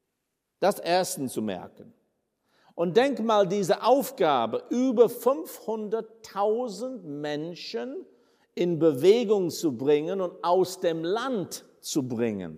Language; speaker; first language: German; non-native, fluent; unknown